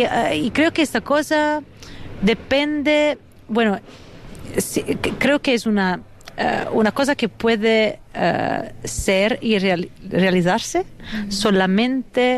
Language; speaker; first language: Spanish; non-native, fluent; Italian